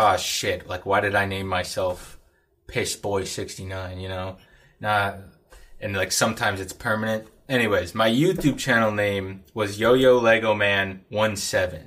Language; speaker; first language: English; native; English